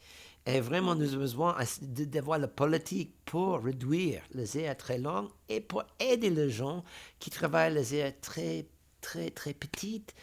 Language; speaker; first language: French; non-native, fluent; English